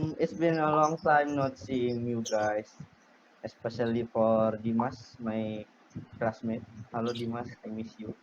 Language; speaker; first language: English; non-native, learner; Indonesian